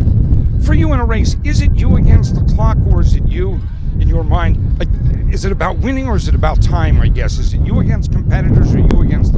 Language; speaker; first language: English; native; English